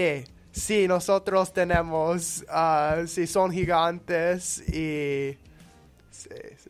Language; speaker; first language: Spanish; non-native, learner; English